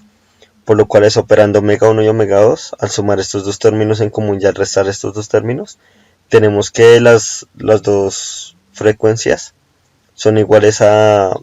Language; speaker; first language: Spanish; native; Spanish